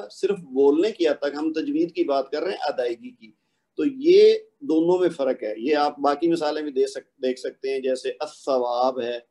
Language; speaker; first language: Urdu; native; Urdu